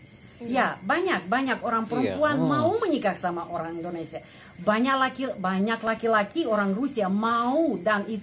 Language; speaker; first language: Indonesian; non-native, fluent; Russian